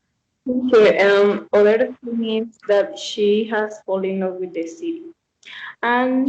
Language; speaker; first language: English; non-native, learner; Spanish